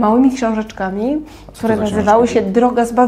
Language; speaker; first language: Polish; native; Polish